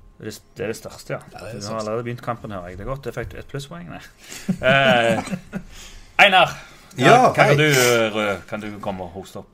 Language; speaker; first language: Norwegian; native; Norwegian